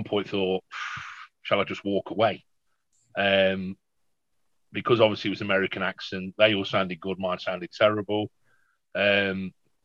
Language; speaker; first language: English; native; English